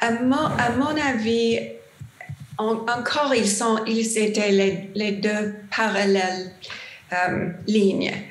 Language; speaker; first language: French; non-native, learner; English